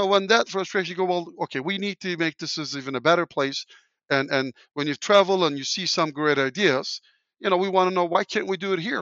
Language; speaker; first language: English; non-native, fluent; Turkish